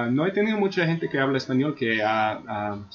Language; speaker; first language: Spanish; non-native, fluent; English